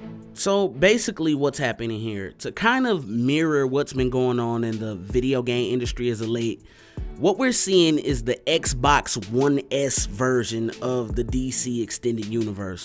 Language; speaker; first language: English; native; English